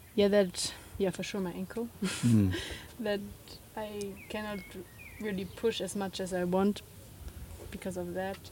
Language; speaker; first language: English; non-native, fluent; German